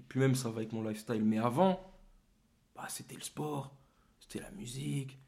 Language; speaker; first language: French; native; French